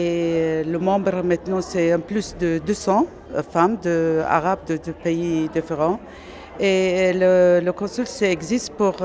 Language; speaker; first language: French; non-native, learner; Arabic